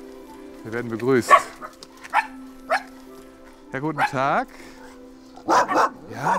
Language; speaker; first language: German; native; German